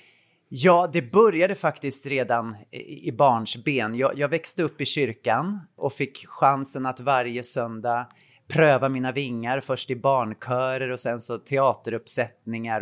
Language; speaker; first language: Swedish; native; Swedish